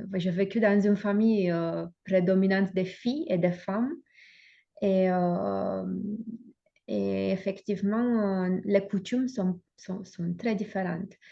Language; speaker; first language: French; non-native, fluent; Romanian